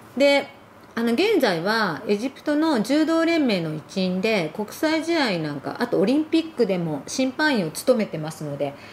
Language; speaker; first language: Japanese; early bilingual, other home language; Arabic